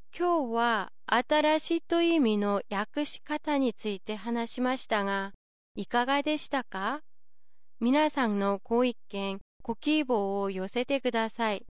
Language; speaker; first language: Japanese; non-native, fluent; Korean